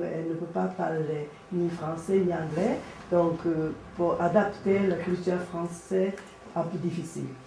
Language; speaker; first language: French; non-native, learner; Japanese